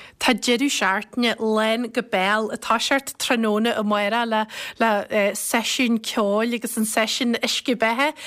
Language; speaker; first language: Irish; native; Irish